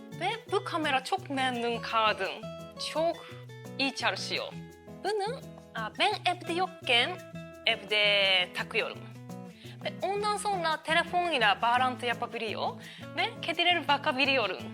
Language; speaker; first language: Turkish; non-native, learner; Japanese